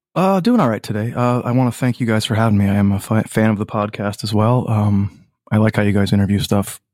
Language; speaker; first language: English; native; English